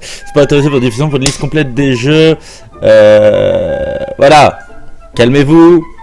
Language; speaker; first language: French; native; French